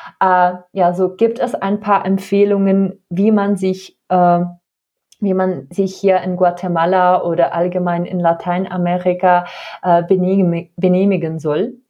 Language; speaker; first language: German; non-native, fluent; Czech